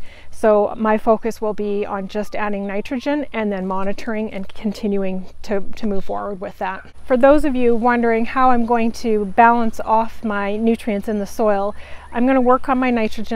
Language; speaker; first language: English; native; English